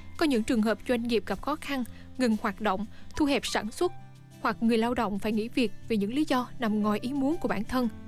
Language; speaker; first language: Vietnamese; native; Vietnamese